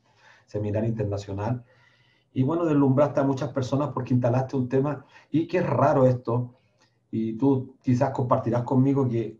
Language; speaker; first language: Spanish; native; Spanish